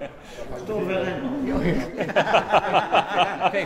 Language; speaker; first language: Norwegian; native; Norwegian